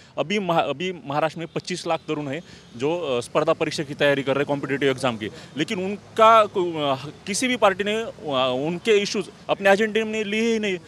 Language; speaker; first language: Hindi; non-native, local second language; Marathi